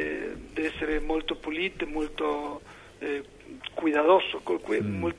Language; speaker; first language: Italian; non-native, learner; Spanish